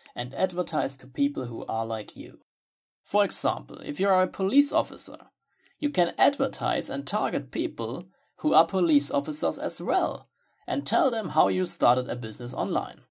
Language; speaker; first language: English; non-native, fluent; German